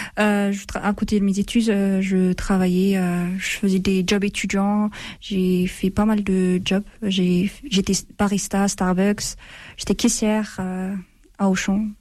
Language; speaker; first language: French; non-native, fluent; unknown